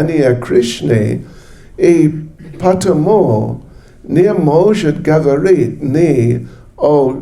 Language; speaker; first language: Russian; non-native, learner; English